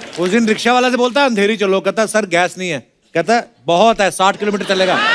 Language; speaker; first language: Hindi; non-native, local second language; Punjabi